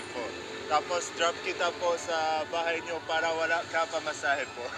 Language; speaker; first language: Filipino; non-native, learner; Arabic